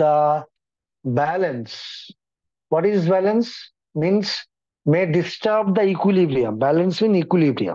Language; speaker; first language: English; non-native, local second language; Hindi